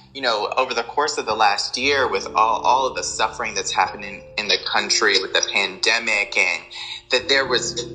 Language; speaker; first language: English; native; English